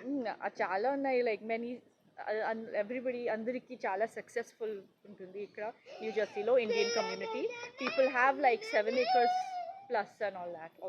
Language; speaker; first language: Telugu; non-native, learner; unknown